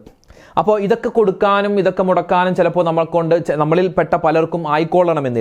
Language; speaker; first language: Malayalam; native; Malayalam